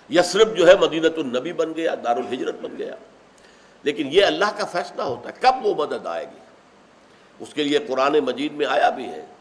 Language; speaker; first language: Urdu; native; Urdu